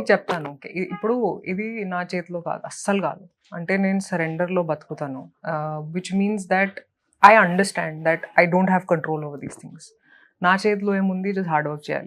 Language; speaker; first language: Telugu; non-native, local second language; Hindi